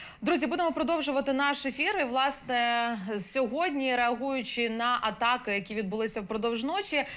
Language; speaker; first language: Ukrainian; native; Ukrainian